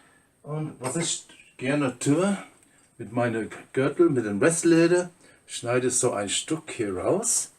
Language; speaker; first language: German; non-native, fluent; English